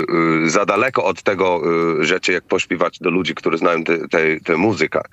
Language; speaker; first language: Polish; non-native, fluent; English